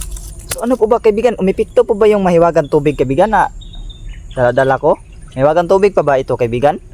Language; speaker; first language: Filipino; non-native, local second language; Cebuano